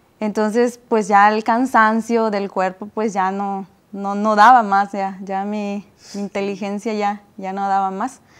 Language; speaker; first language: Spanish; native; Spanish